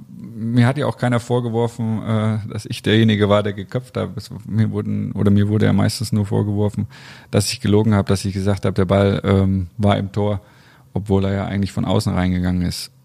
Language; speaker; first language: German; native; German